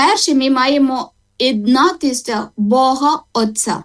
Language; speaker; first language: Ukrainian; non-native, learner; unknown